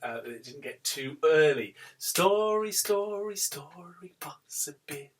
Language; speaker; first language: English; native; English